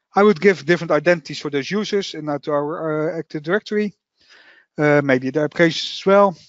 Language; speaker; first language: English; non-native, fluent; Dutch